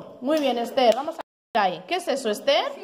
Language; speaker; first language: Spanish; native; Spanish